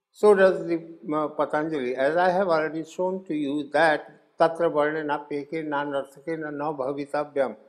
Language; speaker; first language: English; non-native, local second language; Hindi